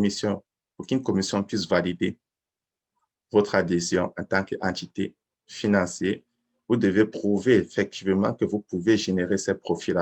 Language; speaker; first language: French; native; French